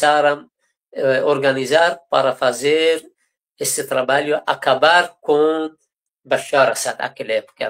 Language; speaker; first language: Portuguese; non-native, fluent; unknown